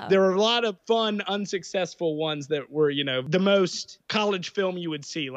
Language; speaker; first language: English; native; English